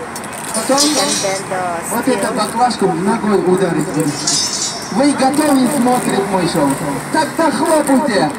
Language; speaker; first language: Russian; non-native, learner; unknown